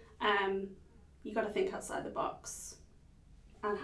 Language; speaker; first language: English; native; English